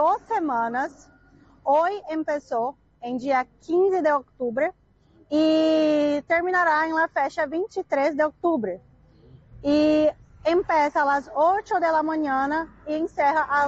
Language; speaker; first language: Spanish; non-native, learner; Portuguese